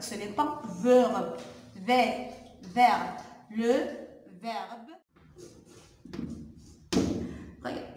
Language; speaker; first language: French; non-native, local second language; Arabic